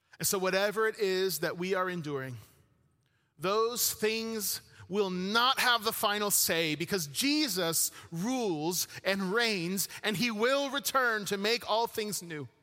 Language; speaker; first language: English; early bilingual, other home language; Arabic